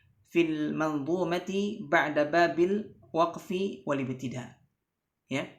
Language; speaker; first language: Arabic; non-native, fluent; Indonesian